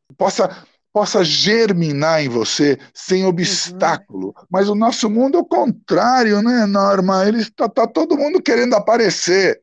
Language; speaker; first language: Portuguese; early bilingual, other home language; Italian